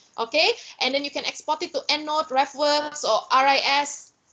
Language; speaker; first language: English; non-native, local second language; Malay